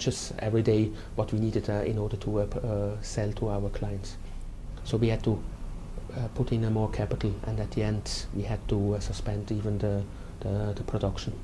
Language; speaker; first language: English; non-native, fluent; German